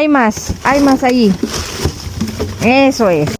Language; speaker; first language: Spanish; non-native, learner; Filipino